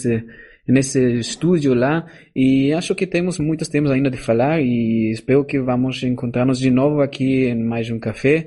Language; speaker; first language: Portuguese; non-native, fluent; German